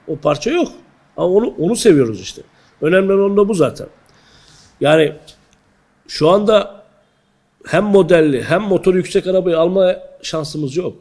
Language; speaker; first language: Turkish; native; Turkish